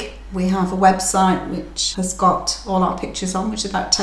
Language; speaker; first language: English; native; English